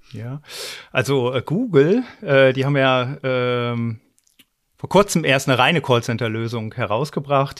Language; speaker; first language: German; native; German